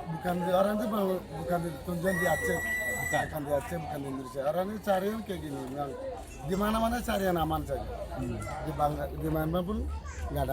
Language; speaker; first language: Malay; non-native, learner; Rohingya